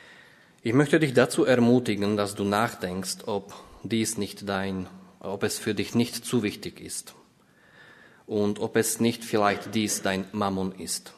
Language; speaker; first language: German; non-native, fluent; Slovak